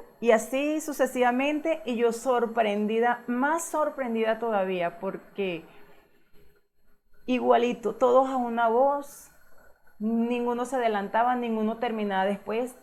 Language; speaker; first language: Spanish; native; Spanish